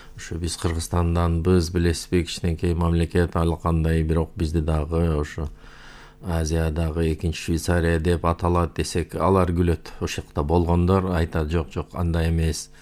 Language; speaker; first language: Kyrgyz; non-native, local second language; Uyghur